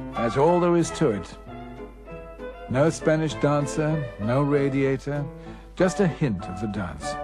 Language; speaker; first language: English; native; English